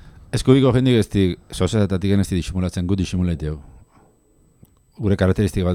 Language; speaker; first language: Basque; native; Basque